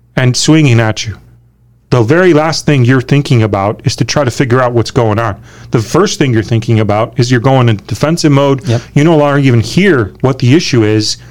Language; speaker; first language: English; early bilingual, other home language; Romanian